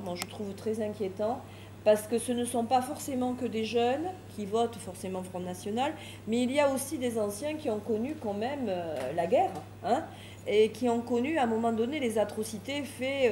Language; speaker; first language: French; native; French